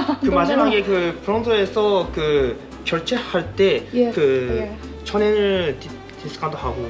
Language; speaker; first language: Korean; non-native, learner; Japanese